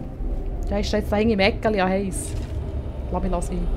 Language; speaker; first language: German; native; German